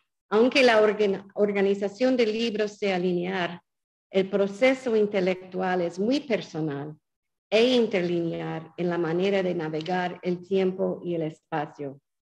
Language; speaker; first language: Spanish; non-native, fluent; English